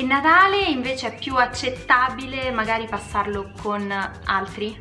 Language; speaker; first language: Italian; native; Italian